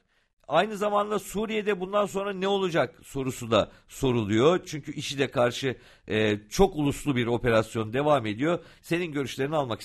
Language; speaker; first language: Turkish; native; Turkish